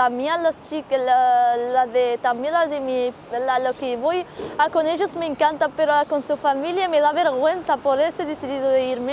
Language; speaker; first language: Spanish; non-native, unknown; Arabic